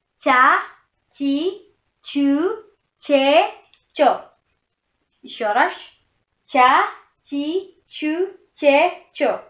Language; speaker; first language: Russian; non-native, learner; Indonesian